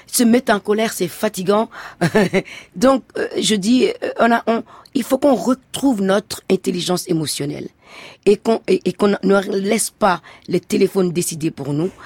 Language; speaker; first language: French; non-native, local second language; Fon